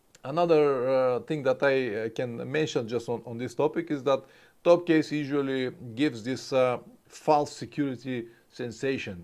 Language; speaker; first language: English; non-native, fluent; Bulgarian